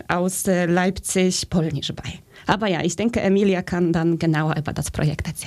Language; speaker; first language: German; early bilingual, other home language; Polish